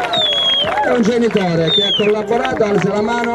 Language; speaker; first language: Italian; native; Italian